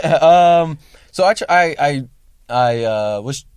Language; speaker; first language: English; native; English